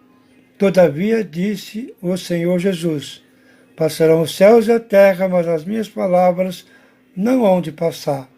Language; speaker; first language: Portuguese; native; Portuguese